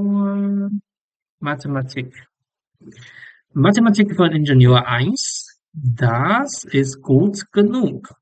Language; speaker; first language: German; non-native, learner; English